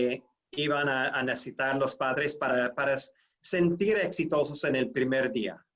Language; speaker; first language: Spanish; non-native, fluent; English